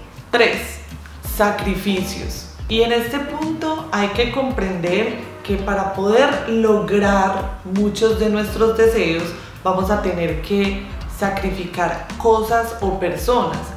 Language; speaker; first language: Spanish; native; Spanish